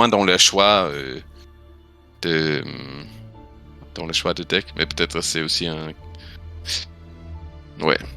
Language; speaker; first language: French; non-native, fluent; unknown